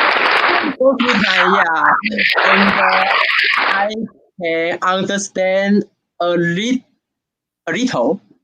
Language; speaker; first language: English; non-native, learner; Chinese